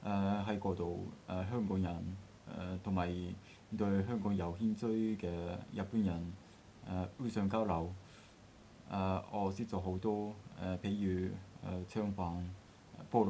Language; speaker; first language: Cantonese; non-native, learner; Japanese